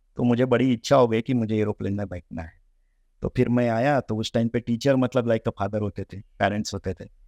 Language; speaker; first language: Hindi; non-native, local second language; Marathi